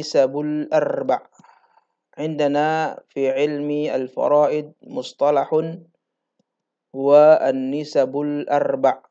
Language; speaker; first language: Arabic; non-native, fluent; Indonesian